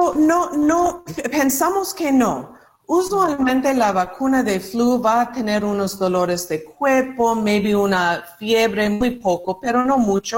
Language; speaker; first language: Spanish; non-native, learner; English